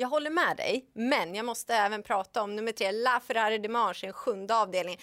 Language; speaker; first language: Swedish; native; Swedish